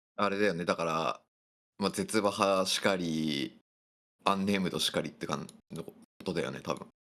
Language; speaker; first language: Japanese; native; Japanese